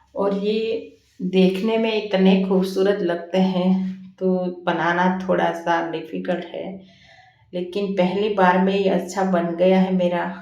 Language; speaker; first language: Hindi; non-native, local second language; Gujarati